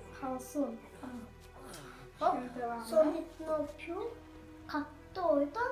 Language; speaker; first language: Turkish; early bilingual, heritage; German